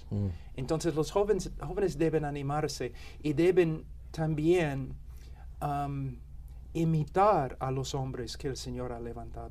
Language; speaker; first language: Spanish; non-native, fluent; English